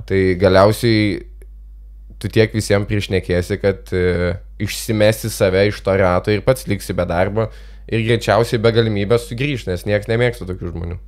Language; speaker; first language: Lithuanian; non-native, local second language; Russian